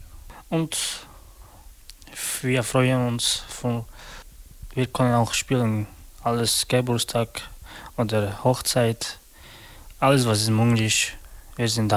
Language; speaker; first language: German; non-native, learner; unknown